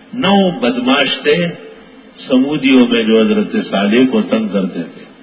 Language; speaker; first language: Urdu; non-native, local second language; Pashto